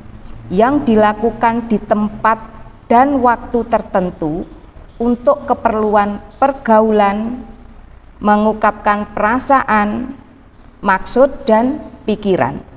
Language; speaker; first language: Malay; native; Malay